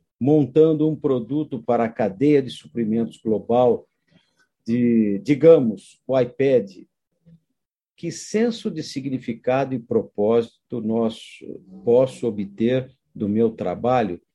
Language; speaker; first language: Portuguese; native; Portuguese